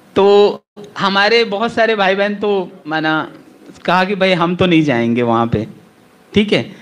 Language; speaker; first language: Hindi; native; Hindi